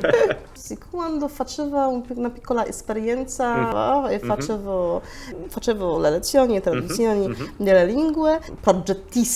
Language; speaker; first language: Italian; non-native, fluent; Polish